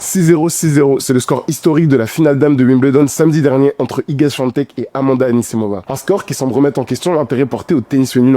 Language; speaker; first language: French; native; French